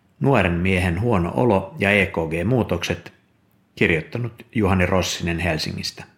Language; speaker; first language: Finnish; native; Finnish